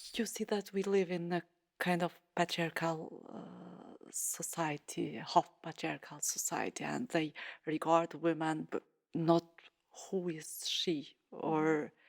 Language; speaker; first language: English; non-native, fluent; Albanian